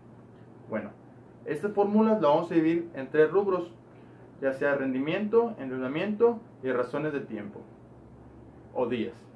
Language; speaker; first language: Spanish; native; Spanish